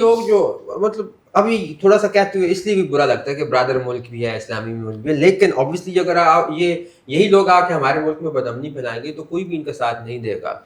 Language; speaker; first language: Urdu; native; Urdu